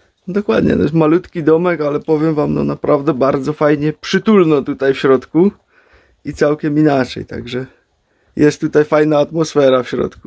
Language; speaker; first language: Polish; native; Polish